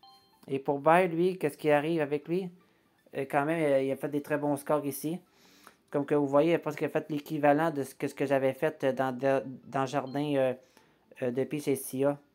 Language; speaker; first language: French; native; French